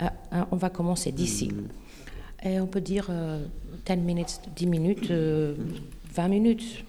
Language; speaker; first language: French; non-native, fluent; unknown